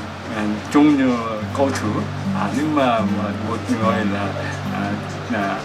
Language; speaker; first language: Vietnamese; non-native, learner; Korean